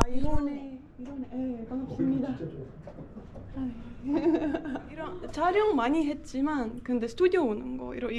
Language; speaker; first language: Korean; non-native, learner; Estonian